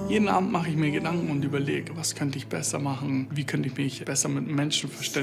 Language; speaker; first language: German; native; German